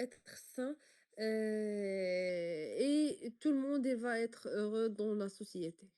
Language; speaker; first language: French; non-native, local second language; Arabic